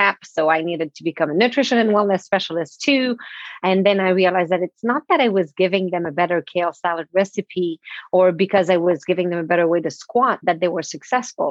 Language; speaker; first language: English; non-native, fluent; French